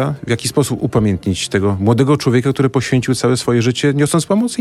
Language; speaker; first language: Polish; native; Polish